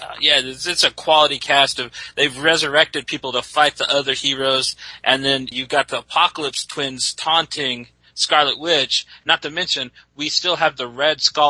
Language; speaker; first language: English; native; English